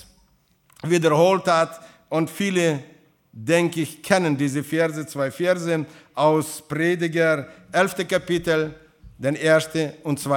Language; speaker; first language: German; non-native, fluent; Russian